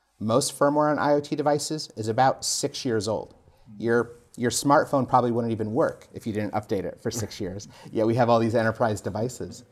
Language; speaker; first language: English; native; English